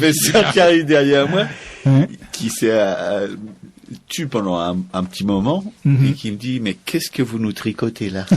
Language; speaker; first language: French; native; French